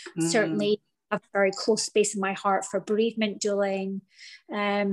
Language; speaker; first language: English; native; English